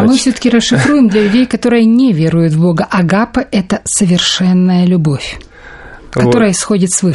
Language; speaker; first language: Russian; native; Russian